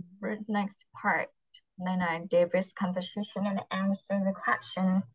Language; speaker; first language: English; non-native, fluent; Vietnamese